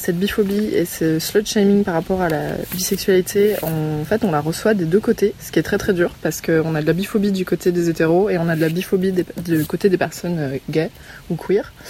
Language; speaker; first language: French; native; French